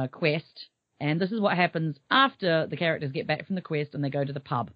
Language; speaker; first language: English; native; English